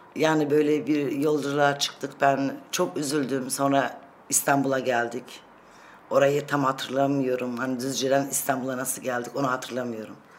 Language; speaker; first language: Turkish; early bilingual, other home language; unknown